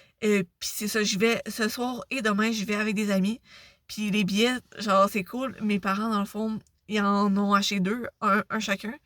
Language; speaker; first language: French; native; French